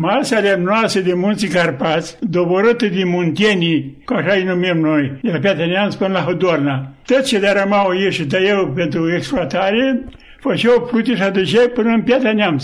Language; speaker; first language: Romanian; native; Romanian